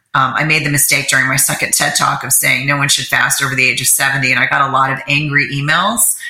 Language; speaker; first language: English; native; English